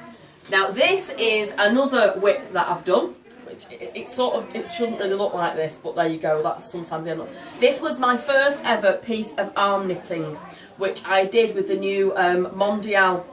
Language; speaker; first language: English; native; English